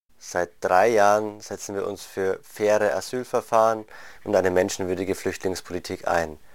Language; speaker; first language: German; native; German